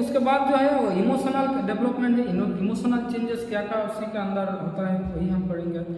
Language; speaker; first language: Hindi; non-native, local second language; Bangla